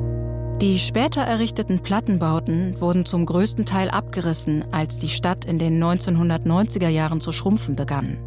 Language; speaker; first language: German; native; German